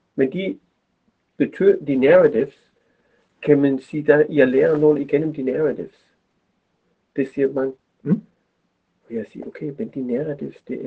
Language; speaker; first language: Danish; non-native, fluent; German